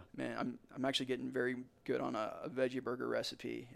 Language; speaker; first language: English; native; English